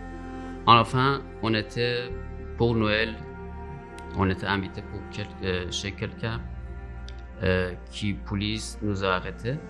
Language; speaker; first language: French; non-native, learner; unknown